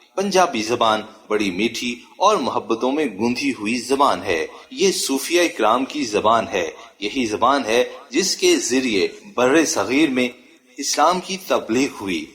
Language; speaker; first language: Urdu; non-native, local second language; Punjabi